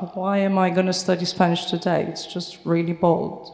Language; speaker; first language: English; non-native, fluent; Turkish